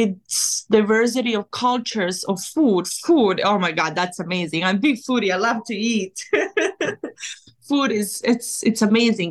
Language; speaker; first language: English; non-native, fluent; Serbian